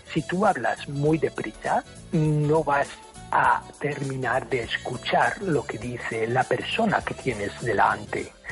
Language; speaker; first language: Spanish; non-native, fluent; English